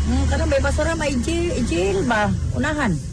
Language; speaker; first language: Cebuano; native; Cebuano